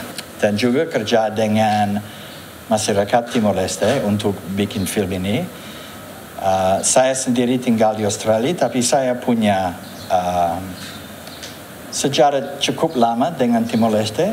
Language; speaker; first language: Indonesian; non-native, fluent; English